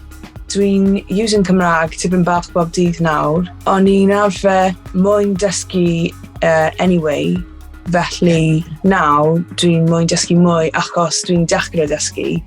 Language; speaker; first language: Welsh; non-native, learner; English